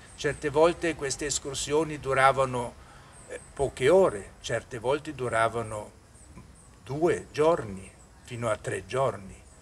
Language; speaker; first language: Italian; early bilingual, other home language; German